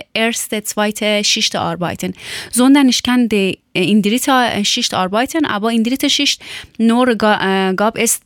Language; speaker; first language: German; non-native, learner; Persian